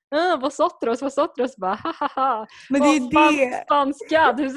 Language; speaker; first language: Swedish; native; Swedish